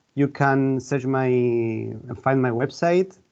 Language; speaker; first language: English; non-native, fluent; Greek